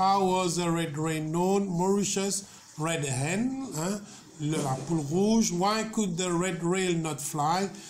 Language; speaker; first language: English; non-native, local second language; Morisyen